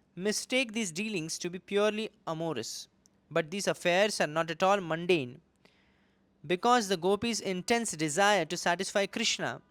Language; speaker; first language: English; non-native, local second language; Hindi